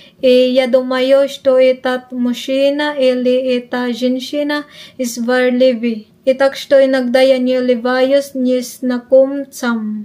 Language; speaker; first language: Russian; non-native, learner; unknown